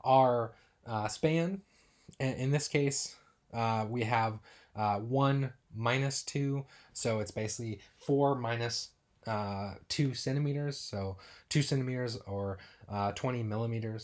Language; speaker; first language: English; native; English